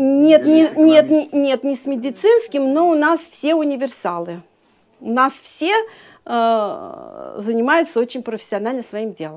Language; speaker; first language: Russian; native; Russian